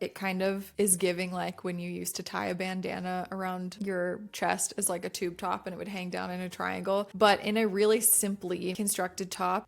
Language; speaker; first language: English; native; English